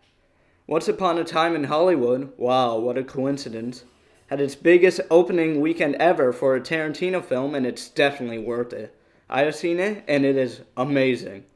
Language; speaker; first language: English; native; English